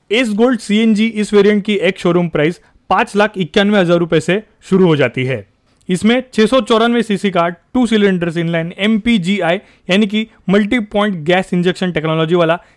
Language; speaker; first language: Hindi; non-native, local second language; Marathi